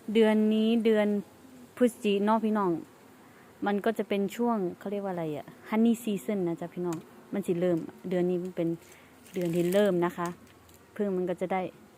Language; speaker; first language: Thai; native; Thai